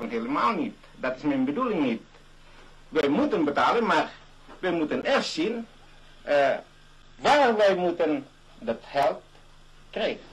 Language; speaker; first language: Dutch; non-native, local second language; Malay